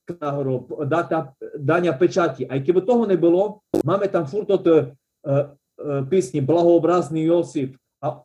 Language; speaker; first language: Slovak; non-native, local second language; Rusyn